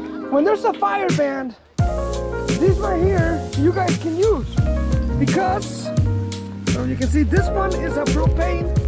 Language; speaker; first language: English; early bilingual, other home language; Spanish